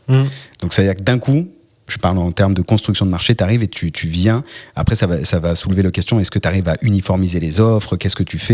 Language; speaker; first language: French; native; French